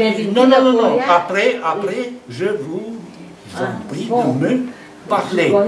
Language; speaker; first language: French; non-native, fluent; Romanian